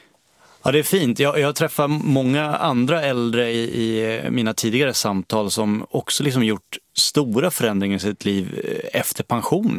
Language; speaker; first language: Swedish; native; Swedish